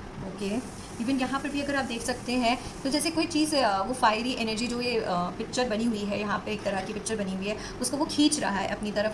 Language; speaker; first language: Hindi; native; Hindi